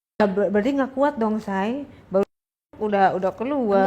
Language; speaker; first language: Indonesian; native; Indonesian